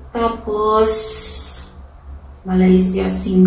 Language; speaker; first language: Filipino; non-native, learner; Chinese